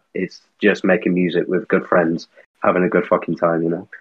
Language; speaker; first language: English; native; English